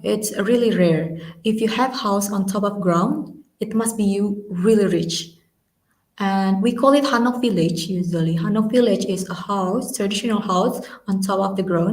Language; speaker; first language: English; non-native, learner; Indonesian